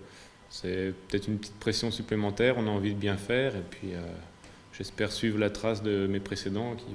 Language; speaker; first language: French; native; French